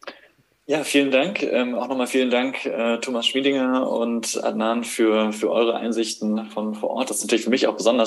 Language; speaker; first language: German; native; German